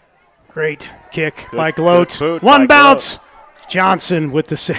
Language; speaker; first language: English; native; English